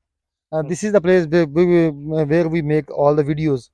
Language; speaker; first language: English; non-native, local second language; Punjabi